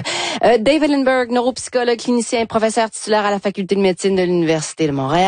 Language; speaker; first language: French; native; French